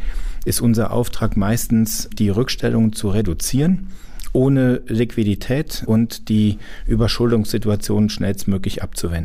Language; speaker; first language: German; native; German